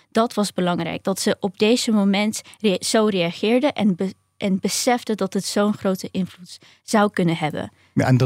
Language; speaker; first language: Dutch; early bilingual, other home language; Ukrainian